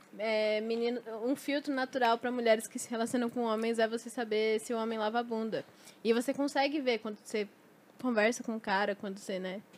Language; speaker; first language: Portuguese; native; Portuguese